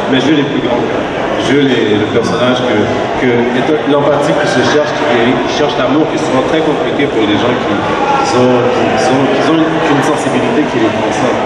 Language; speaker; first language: French; native; French